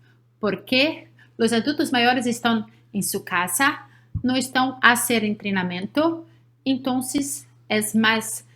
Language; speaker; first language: Spanish; non-native, learner; Portuguese